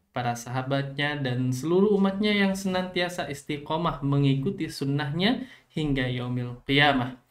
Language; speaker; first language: Indonesian; native; Indonesian